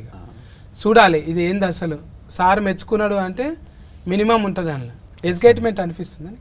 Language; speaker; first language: Telugu; native; Telugu